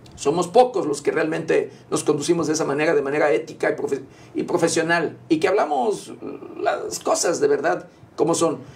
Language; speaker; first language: Spanish; native; Spanish